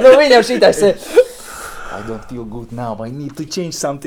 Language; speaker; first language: English; non-native, learner; Latvian